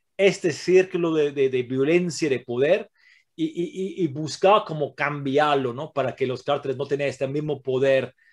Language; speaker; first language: Spanish; non-native, fluent; English